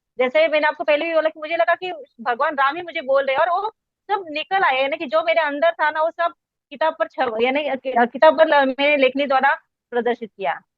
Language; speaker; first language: Hindi; non-native, local second language; Marathi